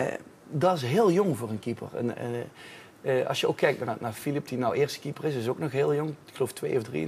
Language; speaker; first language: Dutch; native; Dutch